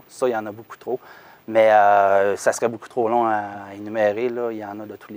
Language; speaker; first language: French; native; French